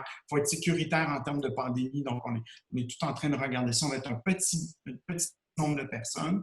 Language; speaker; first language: French; native; French